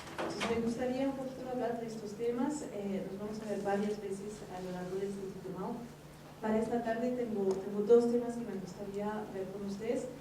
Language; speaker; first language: Spanish; non-native, fluent; French